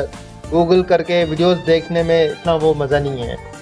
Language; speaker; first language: Hindi; non-native, local second language; Sindhi